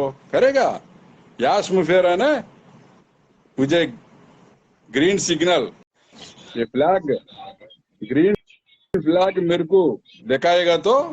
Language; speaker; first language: Hindi; non-native, local second language; Telugu